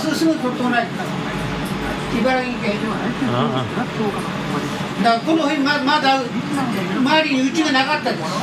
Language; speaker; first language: Japanese; native; Japanese